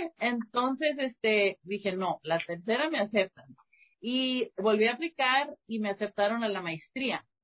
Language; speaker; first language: Spanish; early bilingual, heritage; Spanish